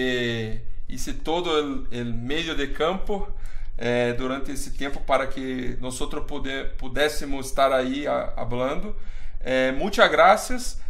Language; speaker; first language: Spanish; non-native, fluent; Portuguese